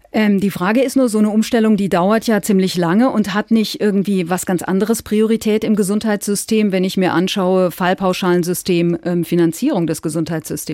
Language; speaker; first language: German; native; German